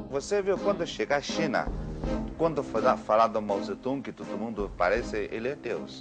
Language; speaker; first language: Portuguese; non-native, learner; Chinese